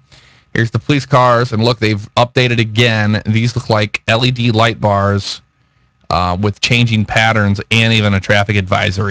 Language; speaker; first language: English; native; English